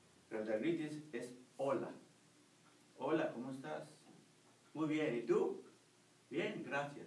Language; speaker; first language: Spanish; native; Spanish